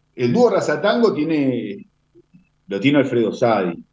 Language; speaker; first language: Spanish; native; Spanish